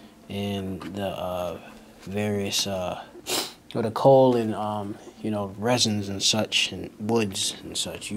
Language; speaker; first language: English; native; English